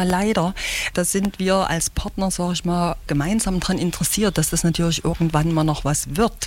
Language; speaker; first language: German; native; German